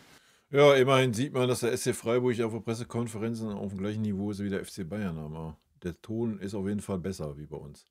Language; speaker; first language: German; native; German